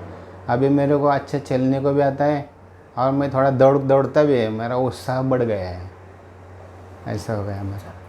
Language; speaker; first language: Hindi; non-native, local second language; Marathi